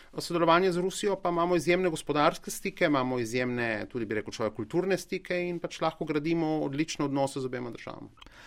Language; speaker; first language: Slovenian; native; Slovenian